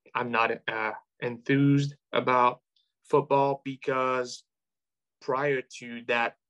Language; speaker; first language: English; non-native, fluent; French